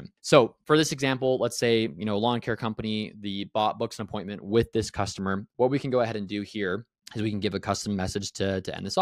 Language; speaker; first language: English; native; English